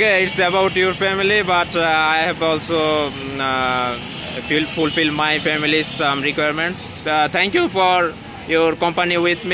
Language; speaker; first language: English; non-native, learner; Bangla